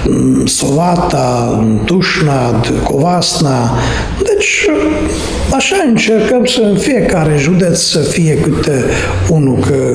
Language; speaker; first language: Romanian; non-native, fluent; Hungarian